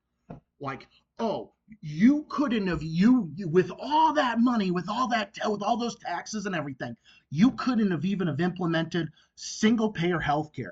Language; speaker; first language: English; native; English